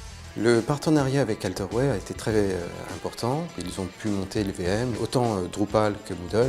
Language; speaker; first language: French; native; French